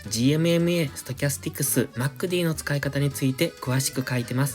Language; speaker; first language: Japanese; native; Japanese